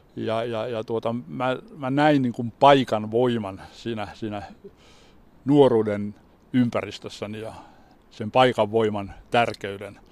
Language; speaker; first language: Finnish; native; Finnish